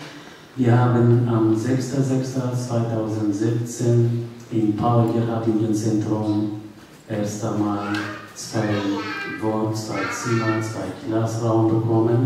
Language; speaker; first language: German; non-native, learner; Kurdish